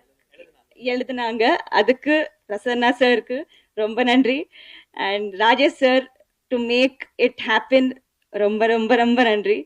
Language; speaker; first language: Tamil; non-native, fluent; Telugu